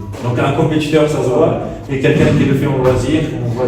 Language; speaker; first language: French; native; French